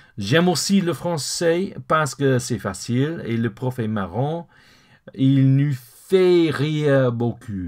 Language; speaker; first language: French; non-native, fluent; English